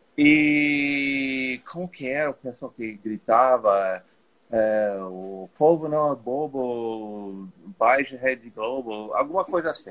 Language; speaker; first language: Portuguese; non-native, fluent; English